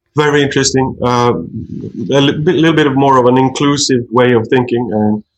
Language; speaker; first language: English; non-native, fluent; Norwegian